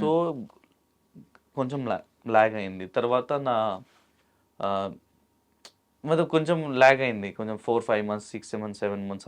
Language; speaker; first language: Telugu; non-native, local second language; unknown